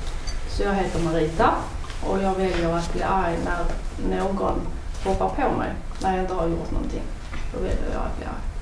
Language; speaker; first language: Swedish; native; Swedish